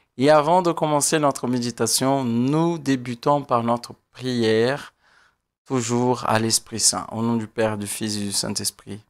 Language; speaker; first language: French; non-native, fluent; Portuguese